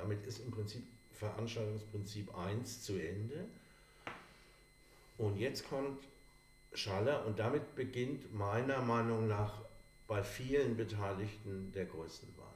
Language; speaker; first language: German; native; German